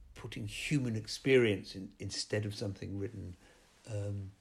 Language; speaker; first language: English; native; English